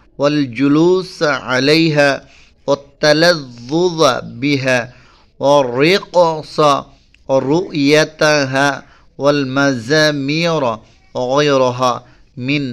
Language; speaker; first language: Arabic; non-native, fluent; Bangla